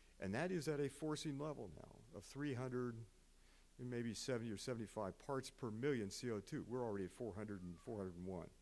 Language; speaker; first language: English; native; English